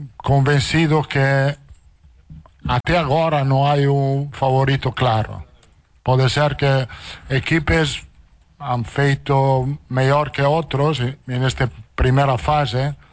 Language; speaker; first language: Portuguese; non-native, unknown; Italian